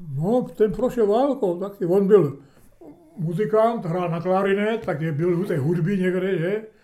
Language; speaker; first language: Czech; early bilingual, heritage; Czech